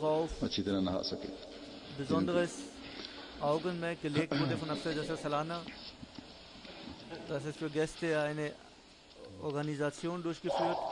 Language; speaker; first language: German; non-native, fluent; Urdu